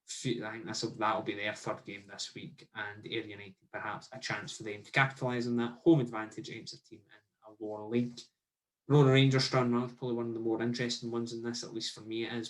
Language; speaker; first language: English; native; English